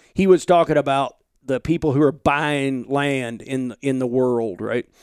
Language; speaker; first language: English; native; English